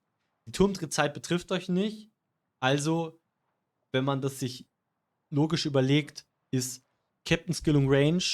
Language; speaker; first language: German; native; German